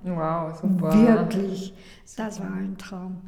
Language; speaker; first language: German; non-native, learner; Spanish